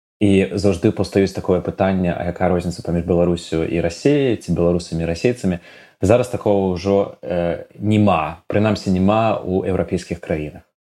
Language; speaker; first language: Belarusian; non-native, local second language; Russian